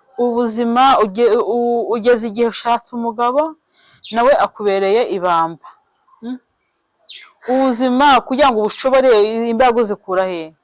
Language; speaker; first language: Kinyarwanda; native; Kinyarwanda